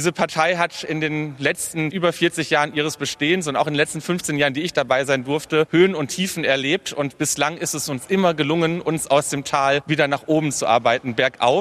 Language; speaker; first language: German; native; German